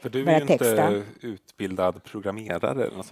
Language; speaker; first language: Swedish; native; Swedish